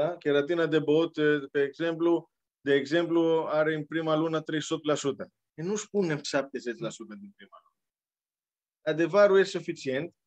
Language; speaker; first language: Romanian; non-native, learner; Greek